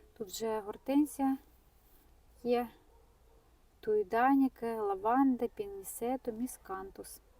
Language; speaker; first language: Ukrainian; non-native, local second language; Russian